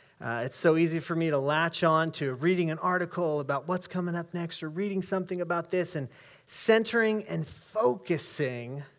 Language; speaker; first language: English; native; English